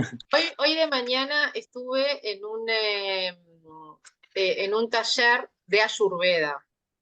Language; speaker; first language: Spanish; native; Spanish